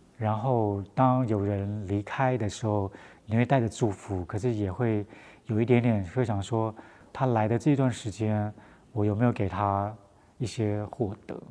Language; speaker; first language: Chinese; non-native, local second language; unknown